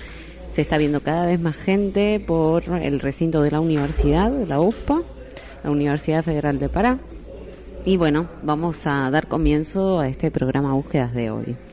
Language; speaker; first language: Spanish; native; Spanish